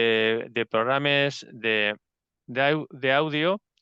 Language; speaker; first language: Catalan; non-native, local second language; Spanish